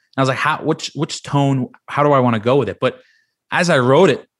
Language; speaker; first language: English; native; English